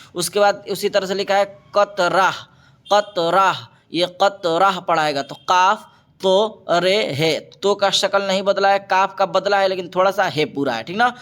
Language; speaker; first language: Hindi; native; Hindi